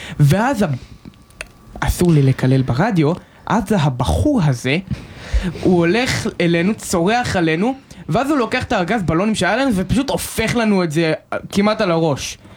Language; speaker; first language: Hebrew; native; Hebrew